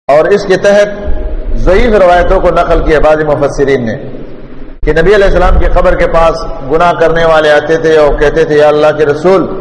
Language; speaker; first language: Urdu; non-native, local second language; Pashto